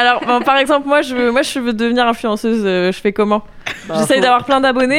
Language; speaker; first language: French; native; French